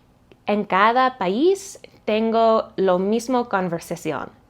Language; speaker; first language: Spanish; non-native, learner; English